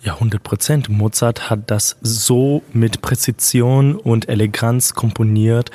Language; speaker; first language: German; non-native, fluent; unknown